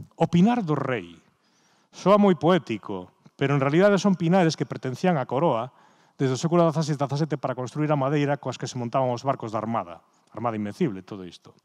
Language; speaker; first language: Galician; native; Galician